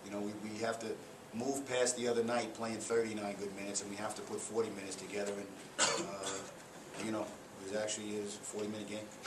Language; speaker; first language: English; native; English